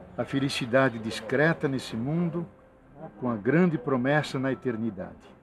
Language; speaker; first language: Portuguese; non-native, local second language; Italian